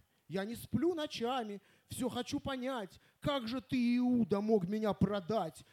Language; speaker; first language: Russian; native; Russian